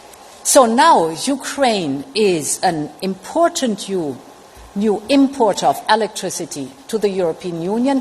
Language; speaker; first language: English; non-native, fluent; German